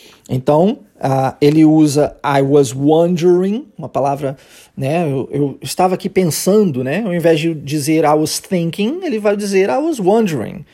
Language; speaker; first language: English; early bilingual, other home language; Portuguese